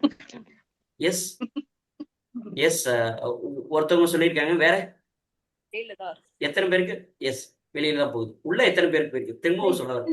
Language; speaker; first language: Tamil; native; Tamil